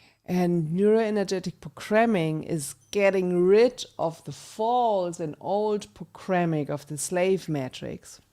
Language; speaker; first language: English; non-native, fluent; German